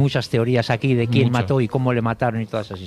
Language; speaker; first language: Spanish; native; Spanish